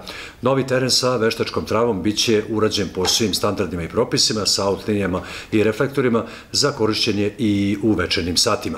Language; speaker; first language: Serbian; native; Serbian